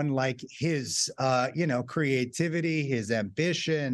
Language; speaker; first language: English; native; English